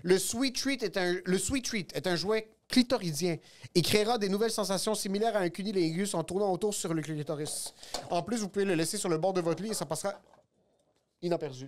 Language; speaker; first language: French; native; French